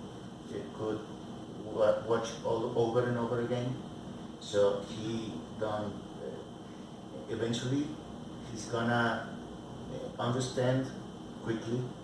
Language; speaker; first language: English; non-native, learner; Spanish